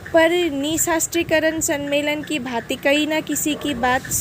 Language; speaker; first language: Hindi; non-native, local second language; Assamese